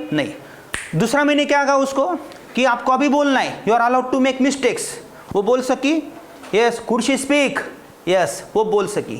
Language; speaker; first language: Hindi; non-native, local second language; Marathi